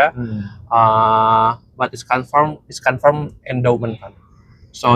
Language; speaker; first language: English; non-native, fluent; Indonesian